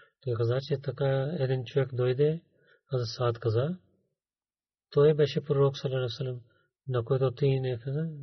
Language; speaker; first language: Bulgarian; non-native, learner; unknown